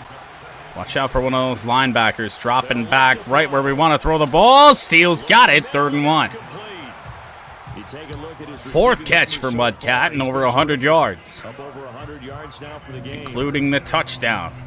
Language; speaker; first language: English; native; English